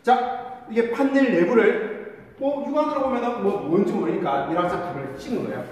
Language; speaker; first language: Korean; native; Korean